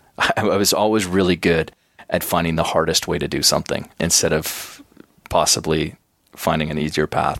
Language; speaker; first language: English; native; English